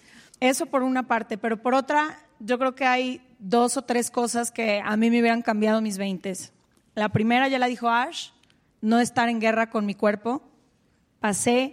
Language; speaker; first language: Spanish; native; Spanish